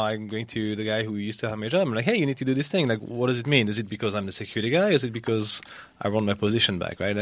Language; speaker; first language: English; non-native, fluent; French